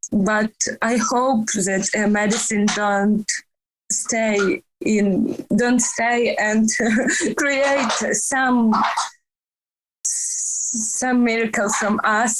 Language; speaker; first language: English; non-native, learner; Ukrainian